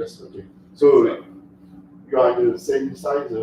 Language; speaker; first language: English; non-native, fluent; French